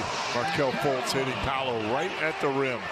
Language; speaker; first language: English; native; English